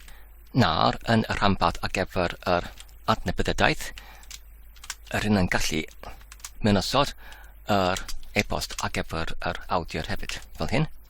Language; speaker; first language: Welsh; non-native, learner; Polish